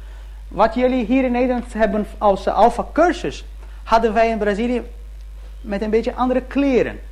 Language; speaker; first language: Dutch; early bilingual, heritage; Dutch